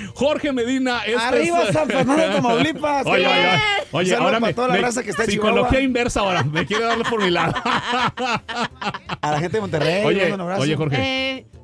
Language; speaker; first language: Spanish; native; Spanish